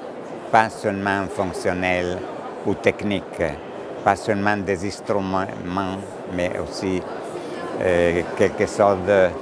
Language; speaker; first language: French; non-native, learner; Italian